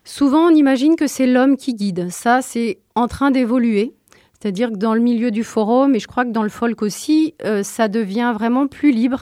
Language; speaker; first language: French; native; French